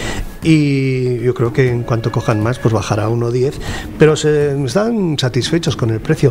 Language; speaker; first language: Spanish; native; Spanish